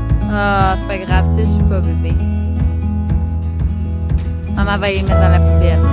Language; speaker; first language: French; native; French